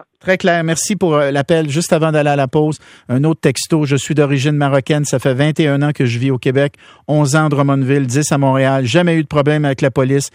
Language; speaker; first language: French; native; French